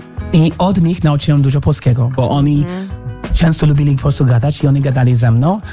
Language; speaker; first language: Polish; non-native, fluent; English